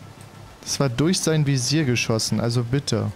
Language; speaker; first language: German; native; German